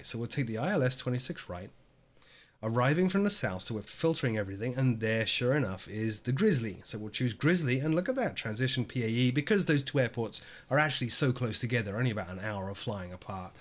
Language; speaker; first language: English; native; English